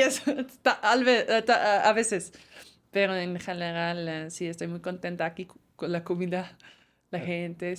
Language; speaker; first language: Spanish; non-native, fluent; Dutch